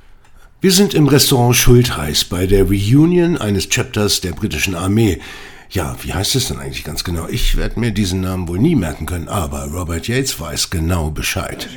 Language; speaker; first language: German; native; German